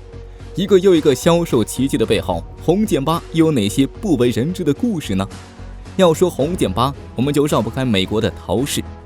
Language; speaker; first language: Chinese; native; Chinese